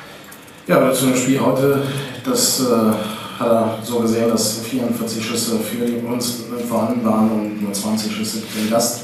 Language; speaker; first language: German; native; German